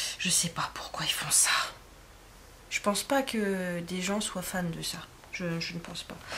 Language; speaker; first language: French; native; French